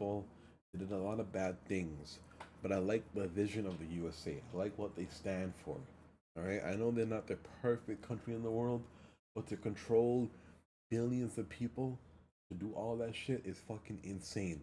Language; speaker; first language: English; early bilingual, other home language; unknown